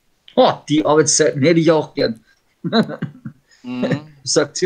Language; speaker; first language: German; native; German